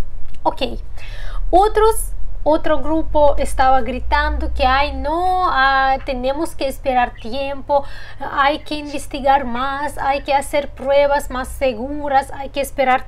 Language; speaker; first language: Spanish; non-native, fluent; Russian